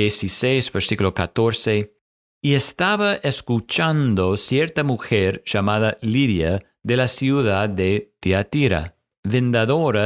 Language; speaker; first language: Spanish; non-native, fluent; English